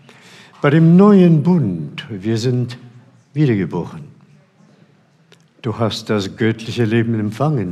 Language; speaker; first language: German; non-native, fluent; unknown